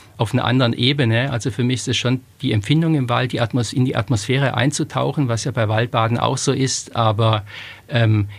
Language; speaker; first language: German; native; German